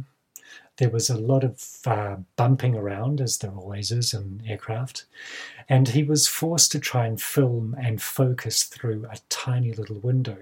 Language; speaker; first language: English; native; English